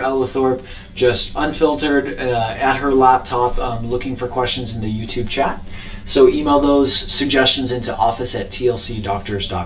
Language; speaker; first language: English; native; English